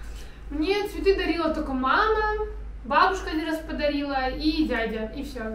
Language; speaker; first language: Russian; native; Russian